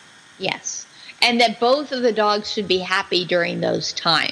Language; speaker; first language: English; native; English